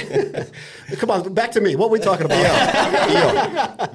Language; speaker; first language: Norwegian; non-native, fluent; English